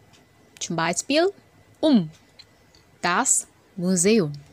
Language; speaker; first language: German; non-native, learner; Indonesian